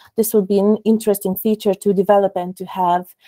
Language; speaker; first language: English; non-native, fluent; Romanian